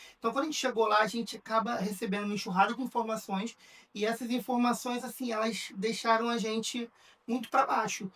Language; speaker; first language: Portuguese; native; Portuguese